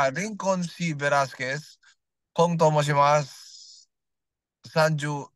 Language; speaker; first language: Japanese; non-native, learner; Filipino